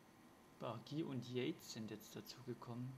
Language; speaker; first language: German; native; German